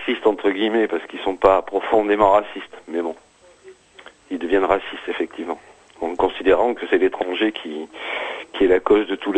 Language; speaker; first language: French; native; French